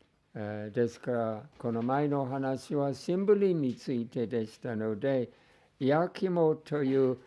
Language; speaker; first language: Japanese; non-native, fluent; English